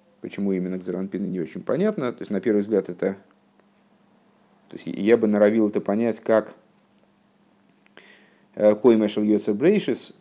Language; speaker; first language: Russian; native; Russian